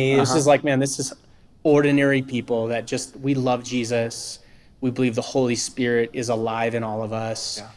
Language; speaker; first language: English; native; English